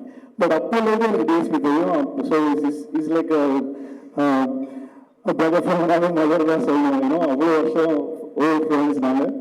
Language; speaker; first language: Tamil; native; Tamil